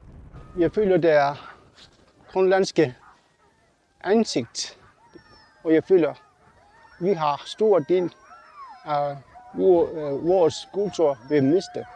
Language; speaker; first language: Danish; non-native, local second language; Kalaallisut